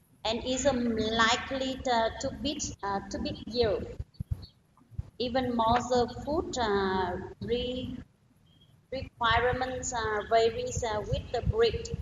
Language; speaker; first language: English; non-native, learner; Vietnamese